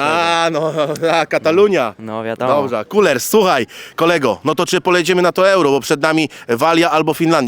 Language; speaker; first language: Polish; native; Polish